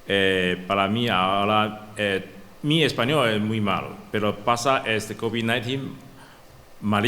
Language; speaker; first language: Spanish; non-native, learner; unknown